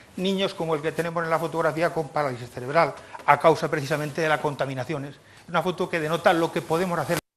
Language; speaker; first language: Spanish; native; Spanish